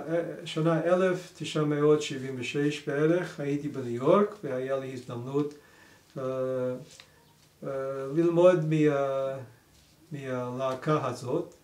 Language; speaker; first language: Hebrew; non-native, fluent; English